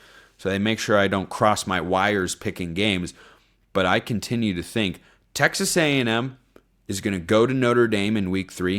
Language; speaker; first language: English; native; English